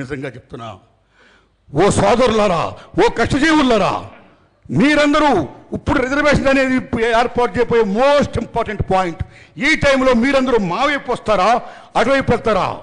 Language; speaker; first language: Telugu; native; Telugu